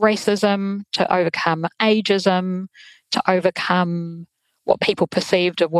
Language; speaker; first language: English; native; English